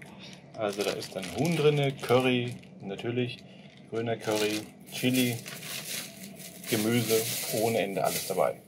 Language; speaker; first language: German; native; German